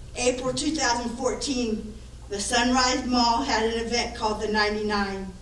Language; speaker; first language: English; native; English